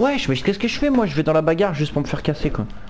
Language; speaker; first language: French; native; French